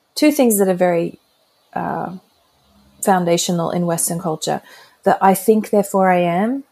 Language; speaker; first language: English; native; English